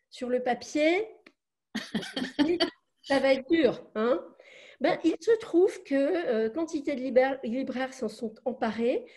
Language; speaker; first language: French; native; French